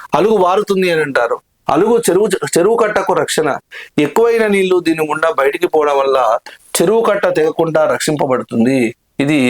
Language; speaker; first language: Telugu; native; Telugu